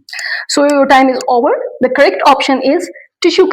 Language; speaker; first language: English; non-native, local second language; Urdu